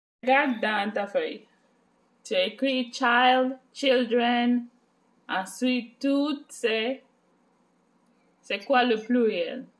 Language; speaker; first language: French; non-native, fluent; English